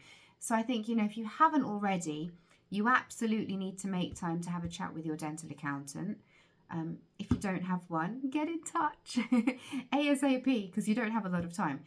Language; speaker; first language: English; native; English